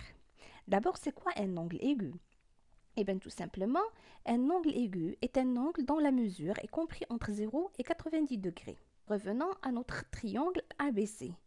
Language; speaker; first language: French; non-native, local second language; Arabic